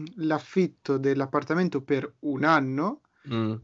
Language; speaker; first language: Italian; native; Italian